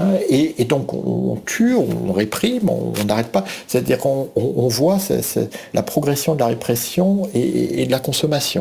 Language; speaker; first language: French; native; French